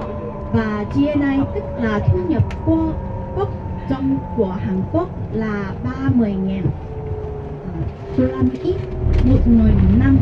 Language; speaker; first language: Vietnamese; non-native, learner; Korean